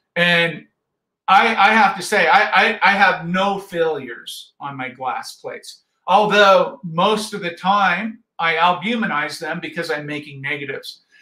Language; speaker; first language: English; native; English